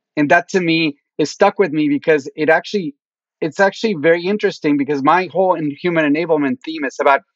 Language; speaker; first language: English; early bilingual, other home language; Spanish